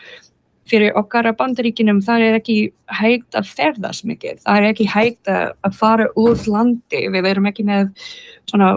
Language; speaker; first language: Icelandic; non-native, fluent; English